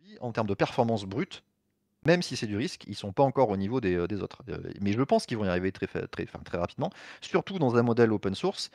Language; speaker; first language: French; native; French